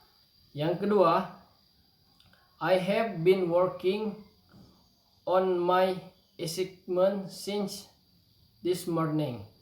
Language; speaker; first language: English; non-native, learner; Indonesian